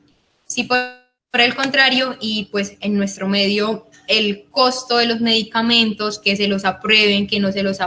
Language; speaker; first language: Spanish; native; Spanish